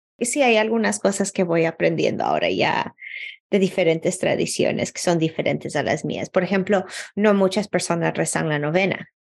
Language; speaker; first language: Spanish; early bilingual, heritage; Spanish